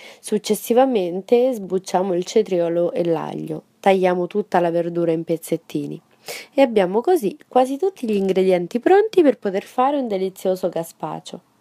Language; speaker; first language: Italian; non-native, fluent; Spanish